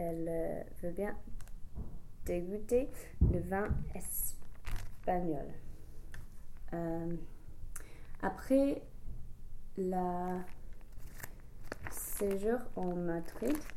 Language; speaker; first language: French; non-native, learner; English